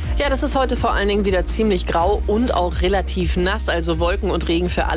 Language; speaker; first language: German; native; German